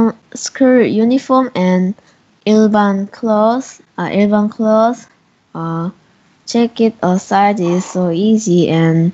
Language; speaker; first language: English; non-native, learner; Korean